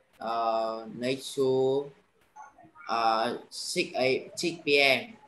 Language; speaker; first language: English; non-native, learner; Vietnamese